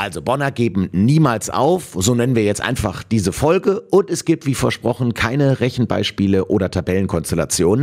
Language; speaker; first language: German; native; German